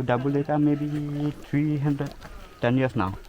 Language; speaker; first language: English; non-native, local second language; Khasi